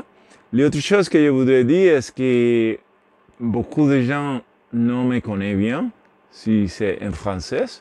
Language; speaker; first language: French; non-native, learner; Spanish